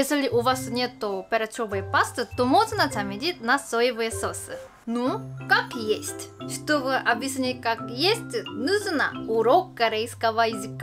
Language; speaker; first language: Russian; non-native, fluent; Korean